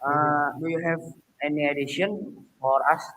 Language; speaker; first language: English; non-native, learner; Indonesian